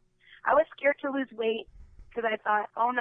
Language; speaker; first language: English; native; English